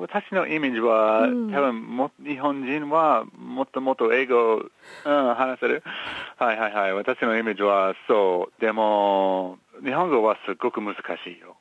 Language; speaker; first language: Japanese; non-native, learner; English